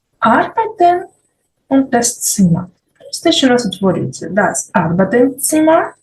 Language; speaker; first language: German; non-native, fluent; Ukrainian